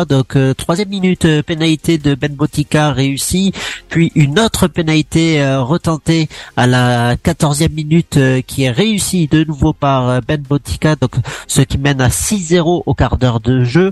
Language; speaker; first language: French; native; French